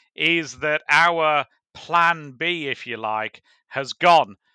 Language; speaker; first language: English; native; English